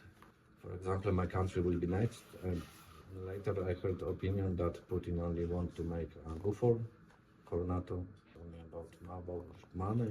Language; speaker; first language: English; non-native, learner; Polish